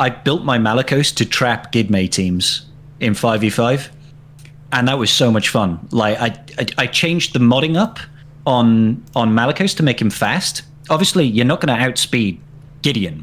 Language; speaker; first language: English; native; English